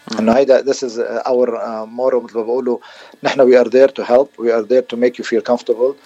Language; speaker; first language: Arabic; non-native, local second language; Armenian